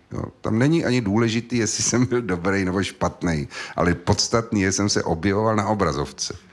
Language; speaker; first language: Czech; native; Czech